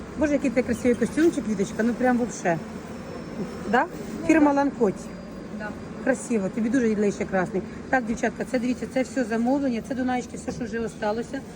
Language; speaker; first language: Ukrainian; non-native, local second language; Russian